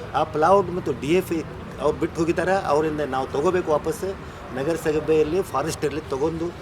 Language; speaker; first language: Kannada; non-native, local second language; Urdu